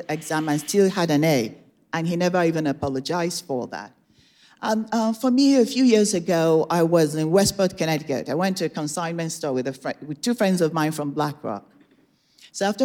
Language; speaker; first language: English; non-native, local second language; Igbo